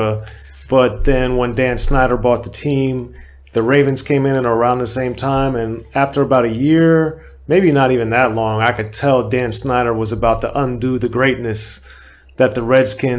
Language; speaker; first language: English; native; English